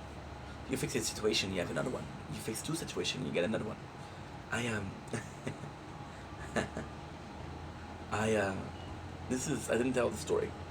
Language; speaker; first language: English; non-native, local second language; French